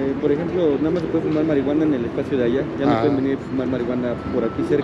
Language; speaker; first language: Spanish; native; Spanish